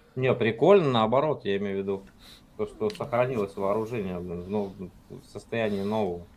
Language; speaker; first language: Russian; native; Russian